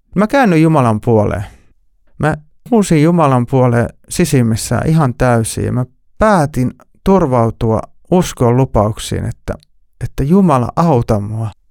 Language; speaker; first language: Finnish; native; Finnish